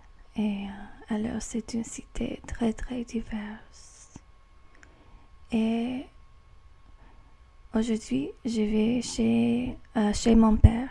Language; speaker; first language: French; non-native, learner; English